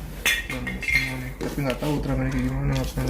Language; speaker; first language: Indonesian; native; Indonesian